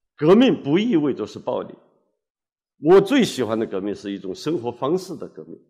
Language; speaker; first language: Chinese; native; Chinese